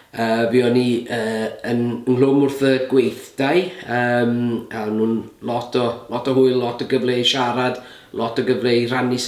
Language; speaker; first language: Welsh; native; Welsh